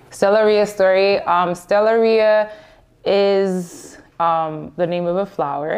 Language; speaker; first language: English; early bilingual, other home language; Haitian Creole